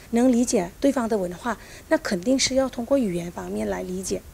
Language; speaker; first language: Chinese; non-native, fluent; Thai